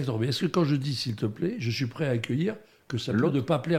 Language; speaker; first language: French; native; French